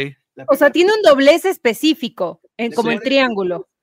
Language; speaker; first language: Spanish; native; Spanish